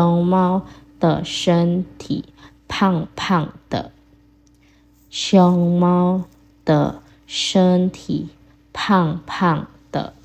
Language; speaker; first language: Chinese; non-native, fluent; Indonesian